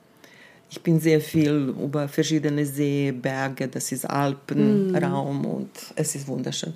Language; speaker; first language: German; non-native, fluent; Serbian